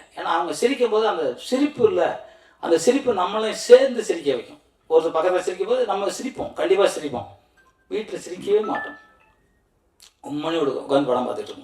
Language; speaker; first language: Tamil; native; Tamil